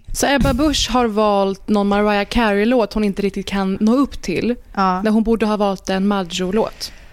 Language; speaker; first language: Swedish; early bilingual, other home language; Persian